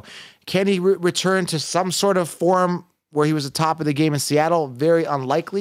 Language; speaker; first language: English; native; English